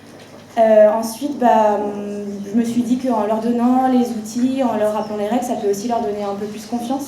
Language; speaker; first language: French; native; French